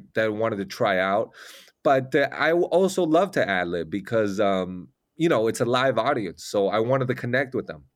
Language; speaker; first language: English; non-native, fluent; Chinese